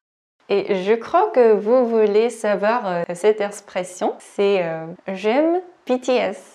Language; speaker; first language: French; non-native, learner; Korean